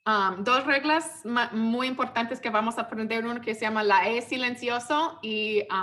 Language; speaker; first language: Spanish; non-native, fluent; English